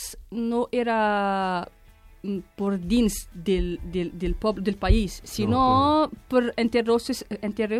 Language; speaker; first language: Catalan; non-native, fluent; Arabic